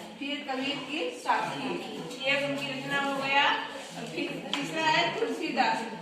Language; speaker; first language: Hindi; native; Hindi